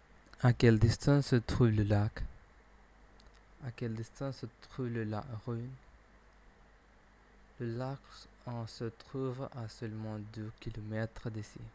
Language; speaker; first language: French; non-native, learner; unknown